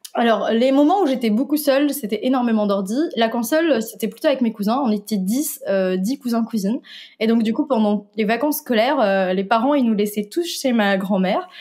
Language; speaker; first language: French; non-native, local second language; Arabic